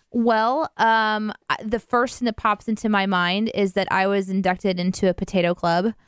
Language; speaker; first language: English; native; English